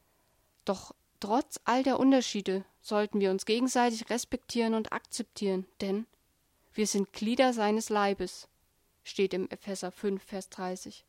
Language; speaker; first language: German; native; German